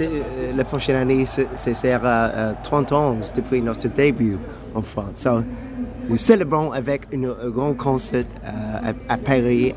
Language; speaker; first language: French; non-native, learner; English